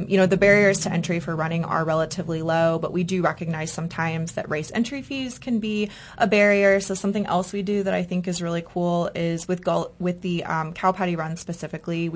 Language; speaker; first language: English; native; English